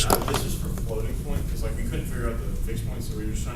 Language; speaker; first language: English; native; English